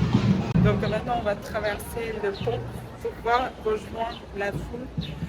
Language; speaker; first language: French; non-native, learner; Vietnamese